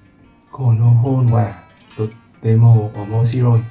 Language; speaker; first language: Japanese; non-native, learner; Vietnamese